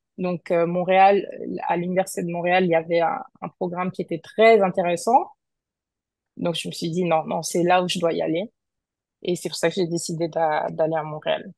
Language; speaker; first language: French; non-native, fluent; Portuguese